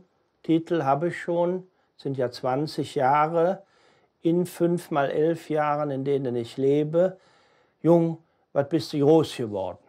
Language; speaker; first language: German; native; German